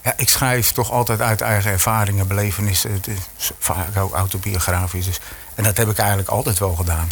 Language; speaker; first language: Dutch; native; Dutch